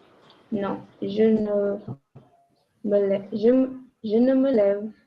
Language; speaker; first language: French; non-native, learner; English